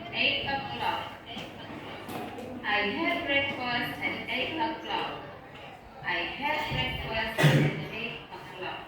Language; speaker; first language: English; non-native, fluent; Indonesian